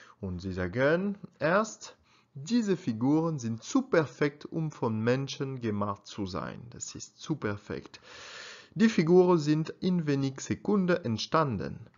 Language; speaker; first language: German; non-native, learner; French